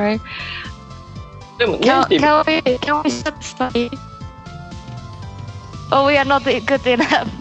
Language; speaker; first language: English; non-native, learner; Japanese